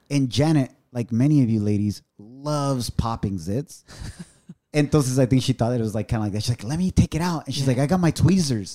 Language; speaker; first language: English; early bilingual, other home language; Spanish